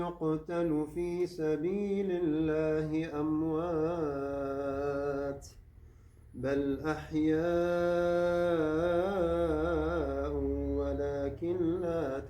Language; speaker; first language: Arabic; native; Arabic